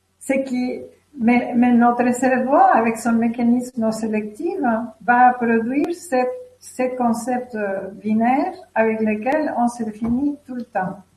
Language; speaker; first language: French; non-native, fluent; Spanish